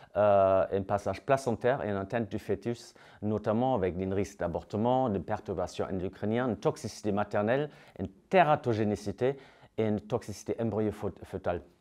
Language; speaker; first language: French; native; French